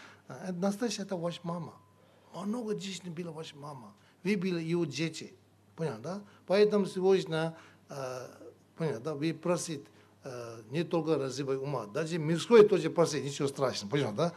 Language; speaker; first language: Russian; non-native, learner; Tibetan